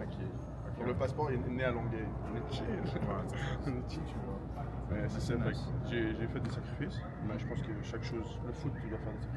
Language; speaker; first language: French; native; French